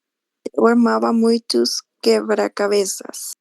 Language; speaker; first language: Portuguese; non-native, learner; Spanish